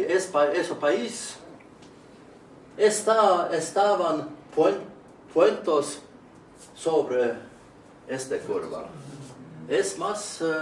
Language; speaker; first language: Spanish; non-native, learner; Estonian